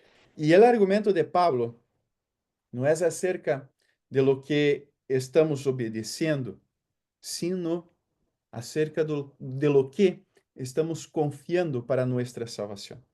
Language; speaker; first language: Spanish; non-native, fluent; Portuguese